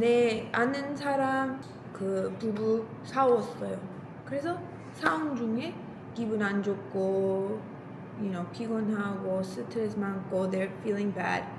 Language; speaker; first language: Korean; non-native, learner; English